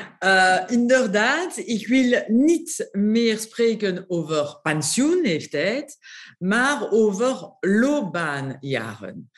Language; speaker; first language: Dutch; non-native, local second language; French